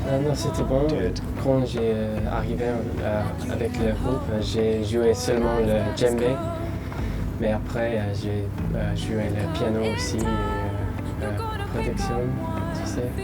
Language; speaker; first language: French; non-native, learner; English